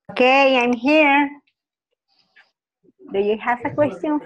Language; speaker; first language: English; non-native, learner; Spanish